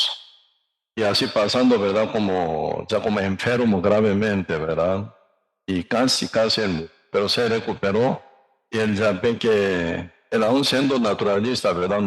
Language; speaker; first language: Spanish; non-native, learner; Korean